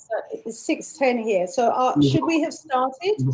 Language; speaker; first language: English; native; English